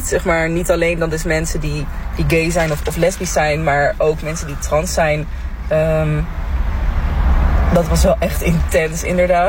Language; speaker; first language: Dutch; native; Dutch